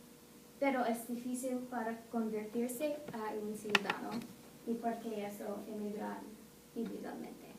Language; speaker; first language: Spanish; non-native, learner; English